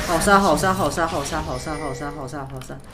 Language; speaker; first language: Chinese; native; Chinese